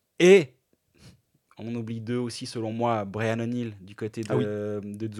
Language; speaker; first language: French; native; French